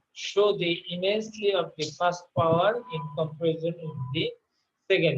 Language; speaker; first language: English; non-native, local second language; Bangla